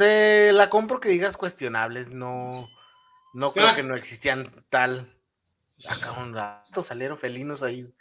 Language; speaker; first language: Spanish; native; Spanish